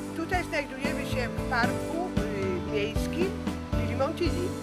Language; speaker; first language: Polish; early bilingual, heritage; French